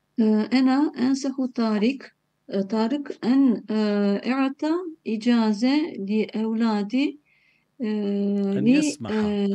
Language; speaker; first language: Arabic; non-native, learner; Turkish